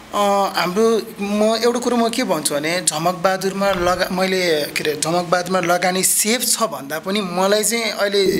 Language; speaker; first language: Nepali; non-native, local second language; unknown